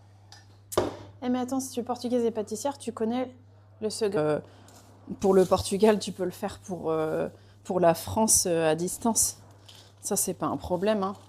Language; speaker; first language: French; native; French